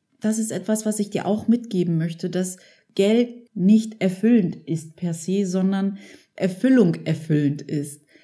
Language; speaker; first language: German; early bilingual, other home language; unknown